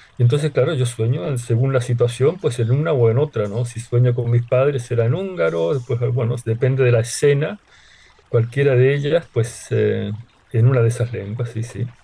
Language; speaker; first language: Spanish; early bilingual, other home language; Hungarian